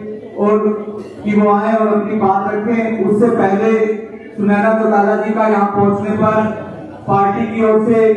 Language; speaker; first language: Hindi; native; Hindi